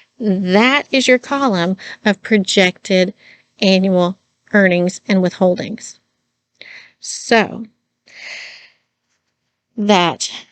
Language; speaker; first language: English; native; English